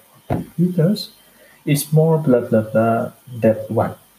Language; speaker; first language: English; non-native, fluent; Indonesian